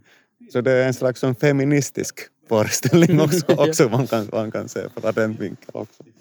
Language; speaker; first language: Swedish; non-native, local second language; Finnish